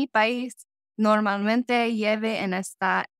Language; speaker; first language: Spanish; non-native, learner; English